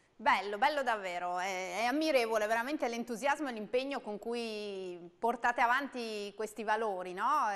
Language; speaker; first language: Italian; native; Italian